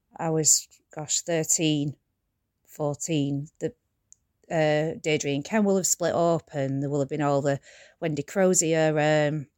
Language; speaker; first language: English; native; English